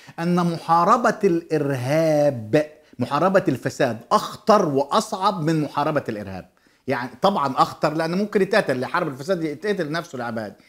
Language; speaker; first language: Arabic; native; Arabic